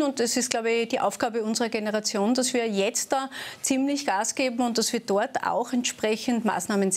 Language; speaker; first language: German; native; German